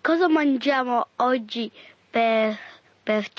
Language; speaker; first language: Italian; non-native, fluent; Russian